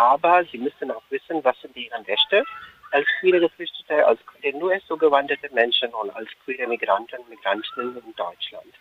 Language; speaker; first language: German; non-native, fluent; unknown